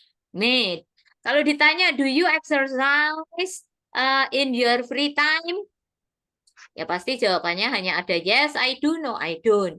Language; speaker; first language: English; non-native, fluent; Indonesian